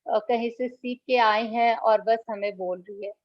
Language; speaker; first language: Hindi; non-native, local second language; Bangla